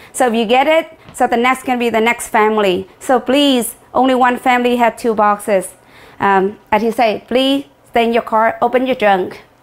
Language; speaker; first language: English; non-native, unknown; Vietnamese